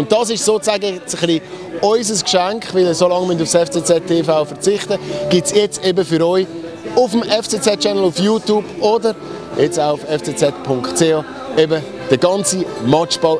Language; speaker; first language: German; native; German